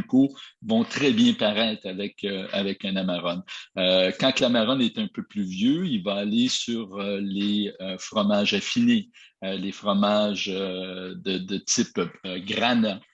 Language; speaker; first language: French; native; French